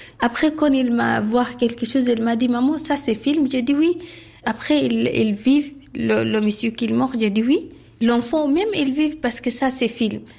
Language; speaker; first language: French; non-native, learner; Arabic